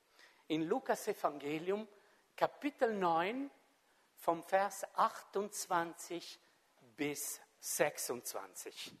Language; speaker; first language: German; non-native, fluent; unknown